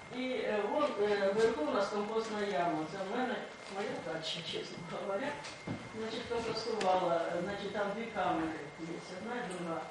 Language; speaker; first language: Ukrainian; native; Ukrainian